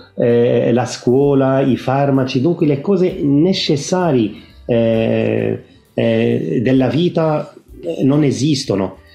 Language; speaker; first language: Italian; non-native, fluent; Arabic